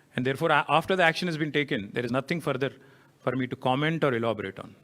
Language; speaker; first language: English; non-native, local second language; Telugu